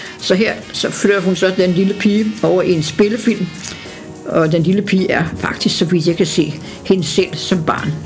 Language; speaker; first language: Danish; native; Danish